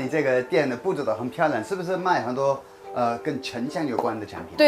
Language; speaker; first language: Chinese; non-native, fluent; English